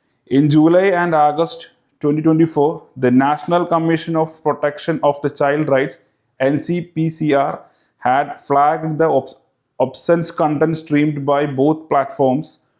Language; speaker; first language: English; non-native, local second language; Malayalam